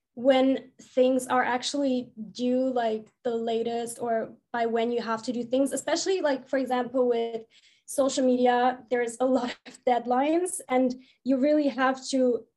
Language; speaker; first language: English; non-native, fluent; German